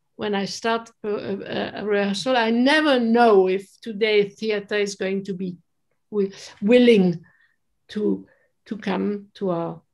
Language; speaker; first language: English; non-native, fluent; French